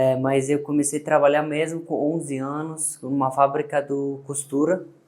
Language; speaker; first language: Portuguese; non-native, learner; Persian